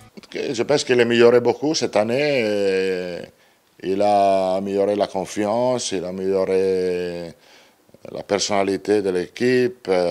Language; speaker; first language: French; non-native, learner; Italian